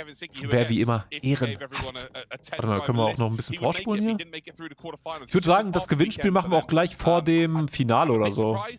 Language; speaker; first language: German; native; German